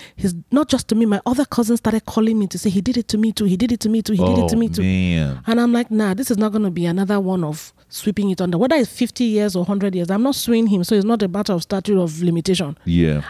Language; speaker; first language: English; non-native, local second language; Igbo